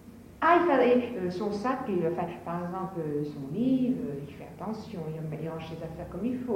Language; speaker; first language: French; native; French